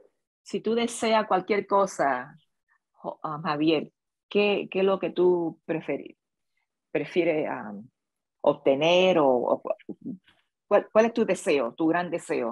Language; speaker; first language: Spanish; early bilingual, other home language; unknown